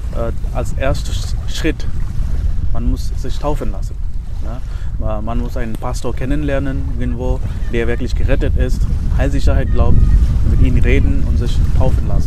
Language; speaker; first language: German; non-native, fluent; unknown